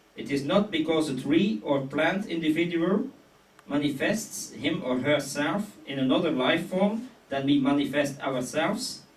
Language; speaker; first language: English; non-native, fluent; Dutch